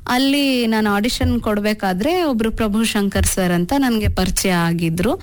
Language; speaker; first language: Kannada; non-native, local second language; Urdu